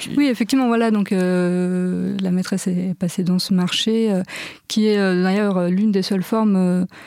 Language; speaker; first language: French; early bilingual, other home language; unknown